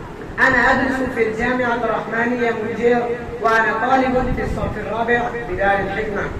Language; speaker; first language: Arabic; non-native, learner; Urdu